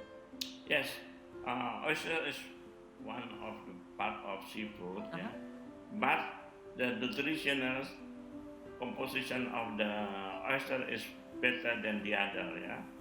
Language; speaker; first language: English; non-native, learner; Indonesian